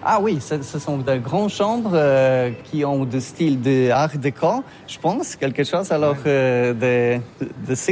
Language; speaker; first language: French; non-native, learner; Polish